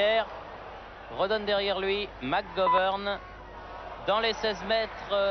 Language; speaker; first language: French; native; French